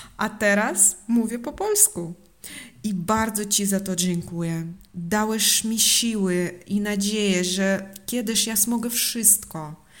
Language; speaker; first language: Polish; non-native, fluent; Russian